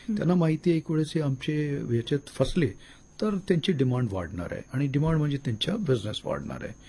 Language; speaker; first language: Marathi; non-native, local second language; Hindi